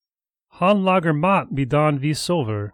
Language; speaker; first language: Swedish; non-native, learner; English